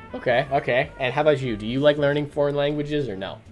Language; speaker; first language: English; native; English